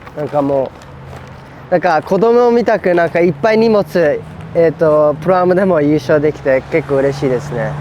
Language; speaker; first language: Japanese; early bilingual, other home language; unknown